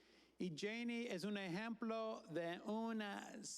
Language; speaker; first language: Spanish; non-native, fluent; English